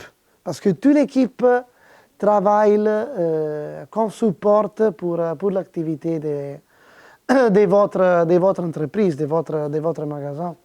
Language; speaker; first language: French; non-native, fluent; Italian